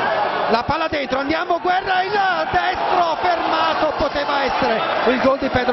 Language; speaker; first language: Italian; native; Italian